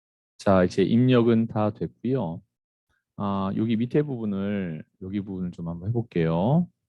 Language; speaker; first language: Korean; native; Korean